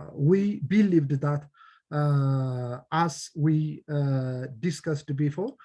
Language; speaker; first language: English; non-native, local second language; Amharic